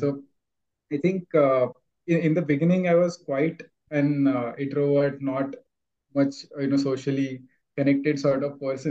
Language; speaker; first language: English; non-native, local second language; Marathi